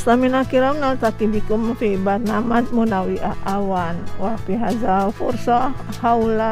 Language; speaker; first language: Arabic; non-native, fluent; Indonesian